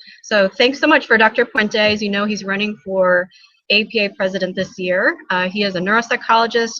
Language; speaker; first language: English; native; English